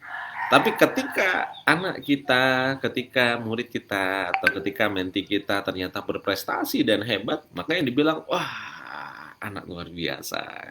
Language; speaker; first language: Indonesian; native; Indonesian